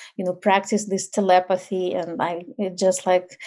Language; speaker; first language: English; non-native, fluent; Ukrainian